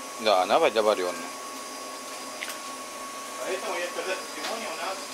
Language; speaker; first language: Russian; non-native, learner; Spanish